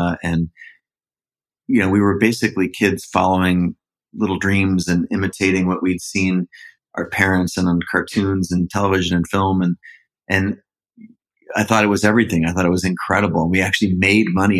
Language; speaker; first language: English; native; English